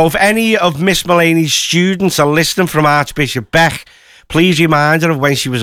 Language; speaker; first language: English; native; English